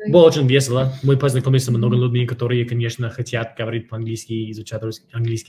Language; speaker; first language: Russian; non-native, fluent; English